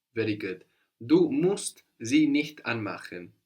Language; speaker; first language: German; non-native, fluent; English